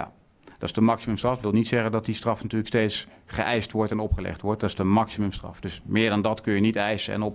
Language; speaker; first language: Dutch; native; Dutch